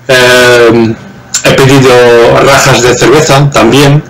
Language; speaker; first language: Spanish; non-native, fluent; Dutch